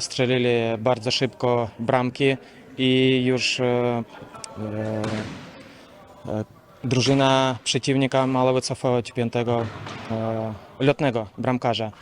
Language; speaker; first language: Polish; non-native, learner; Ukrainian